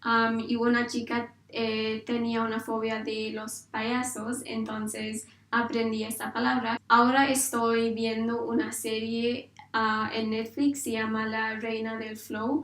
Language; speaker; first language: Spanish; non-native, learner; English